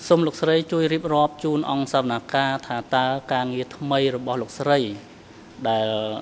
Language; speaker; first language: Khmer; native; Khmer